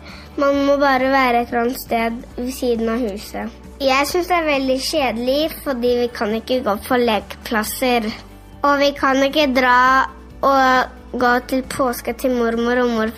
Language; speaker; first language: Norwegian; early bilingual, heritage; Norwegian